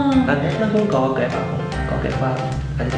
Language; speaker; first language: Vietnamese; non-native, learner; Chinese